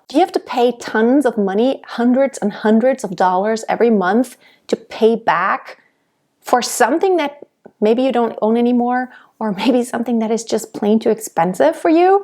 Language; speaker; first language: English; non-native, fluent; German